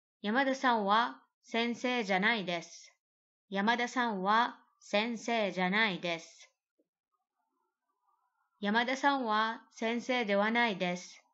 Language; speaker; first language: Japanese; non-native, learner; Arabic